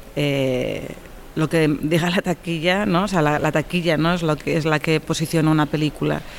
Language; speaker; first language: Spanish; native; Spanish